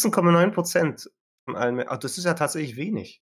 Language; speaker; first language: German; native; German